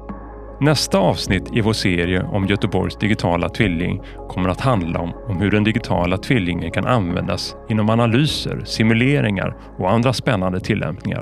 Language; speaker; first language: Swedish; native; Swedish